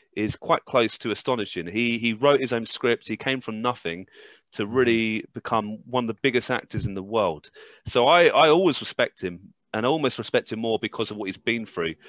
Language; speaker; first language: English; native; English